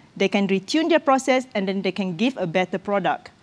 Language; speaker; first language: English; non-native, local second language; Malay